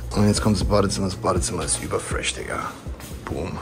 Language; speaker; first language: German; native; German